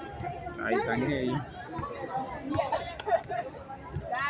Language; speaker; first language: Spanish; native; Spanish